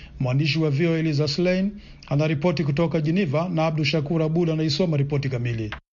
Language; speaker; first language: Swahili; non-native, local second language; Rundi